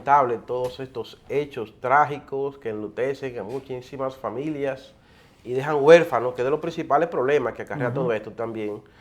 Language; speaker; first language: Spanish; native; Spanish